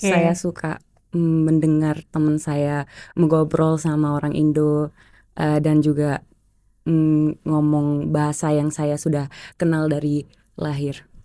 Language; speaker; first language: Indonesian; early bilingual, heritage; German